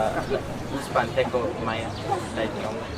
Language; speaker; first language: Spanish; non-native, learner; English